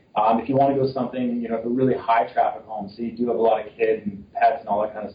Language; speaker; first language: English; native; English